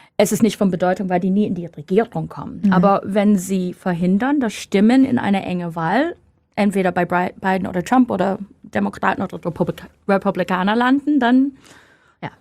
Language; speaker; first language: German; non-native, fluent; English